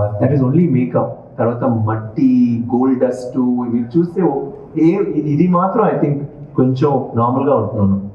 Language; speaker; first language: Telugu; non-native, learner; Tamil